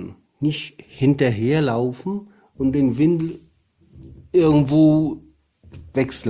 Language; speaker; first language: German; non-native, learner; Polish